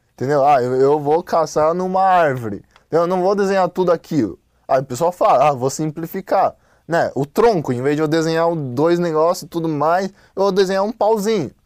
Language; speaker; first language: Portuguese; non-native, fluent; Chinese